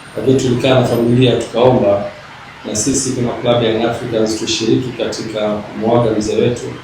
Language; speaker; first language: Swahili; native; Swahili